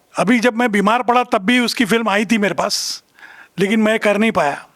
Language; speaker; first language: Hindi; non-native, local second language; Marathi